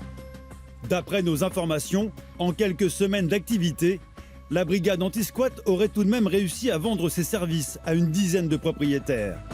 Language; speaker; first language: French; native; French